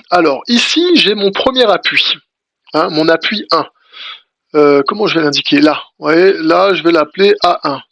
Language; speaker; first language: French; native; French